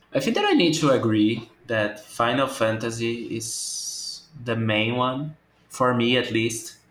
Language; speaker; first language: English; non-native, fluent; Portuguese